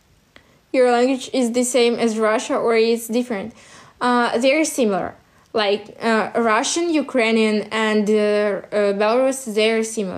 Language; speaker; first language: English; non-native, fluent; Russian